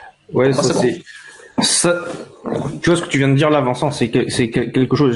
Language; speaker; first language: French; native; French